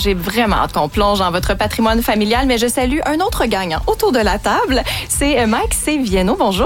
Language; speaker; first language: French; native; French